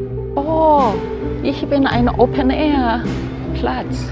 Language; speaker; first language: German; non-native, fluent; Korean